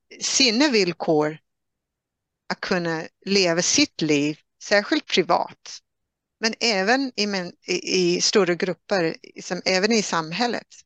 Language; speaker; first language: Swedish; non-native, fluent; English